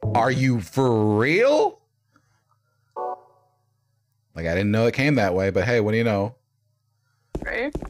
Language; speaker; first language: English; native; English